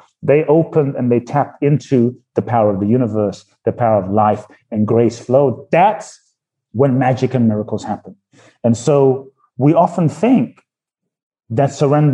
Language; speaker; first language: English; native; English